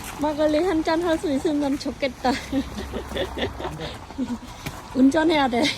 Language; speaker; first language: Korean; non-native, fluent; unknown